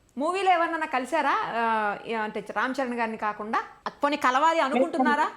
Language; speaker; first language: Telugu; native; Telugu